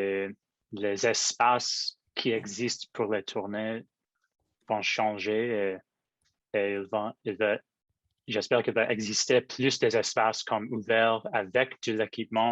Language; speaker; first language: French; non-native, local second language; English